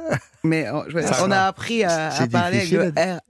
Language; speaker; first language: French; non-native, fluent; Persian